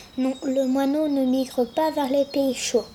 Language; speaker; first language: French; native; French